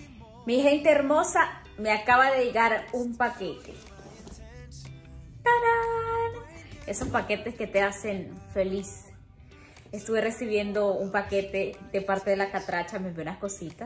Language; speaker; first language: Spanish; native; Spanish